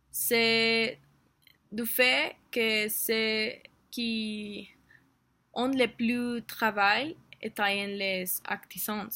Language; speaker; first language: French; non-native, learner; Spanish